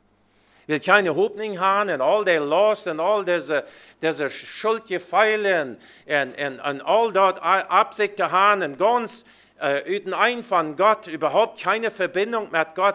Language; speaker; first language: German; early bilingual, heritage; Plautdietsch